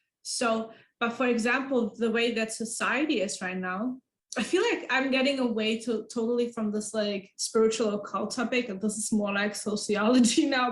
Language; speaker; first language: English; non-native, fluent; German